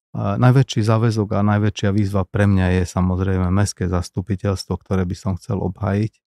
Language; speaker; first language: Slovak; non-native, local second language; Hungarian